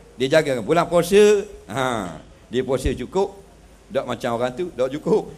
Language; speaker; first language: Malay; native; Malay